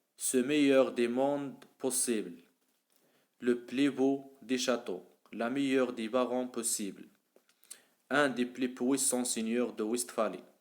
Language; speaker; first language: French; non-native, local second language; Arabic